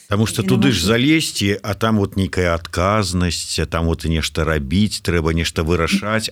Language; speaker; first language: Belarusian; native; Belarusian